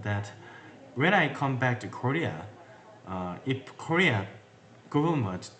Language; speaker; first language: English; non-native, learner; Korean